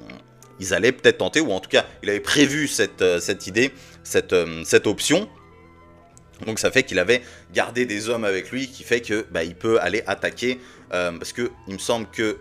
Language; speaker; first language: French; native; French